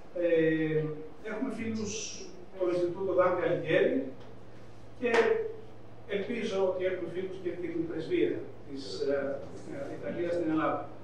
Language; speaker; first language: Greek; native; Greek